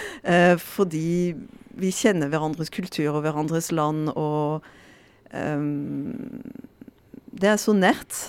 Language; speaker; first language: Norwegian; non-native, fluent; French